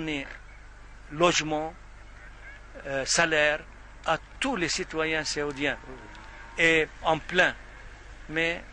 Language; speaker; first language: French; non-native, fluent; Arabic